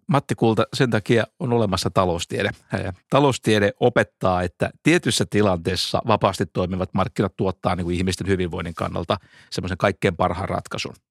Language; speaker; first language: Finnish; native; Finnish